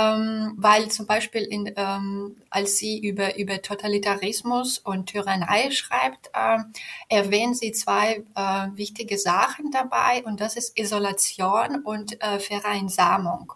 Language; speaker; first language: German; non-native, fluent; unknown